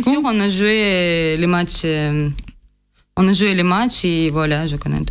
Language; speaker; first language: French; non-native, learner; Russian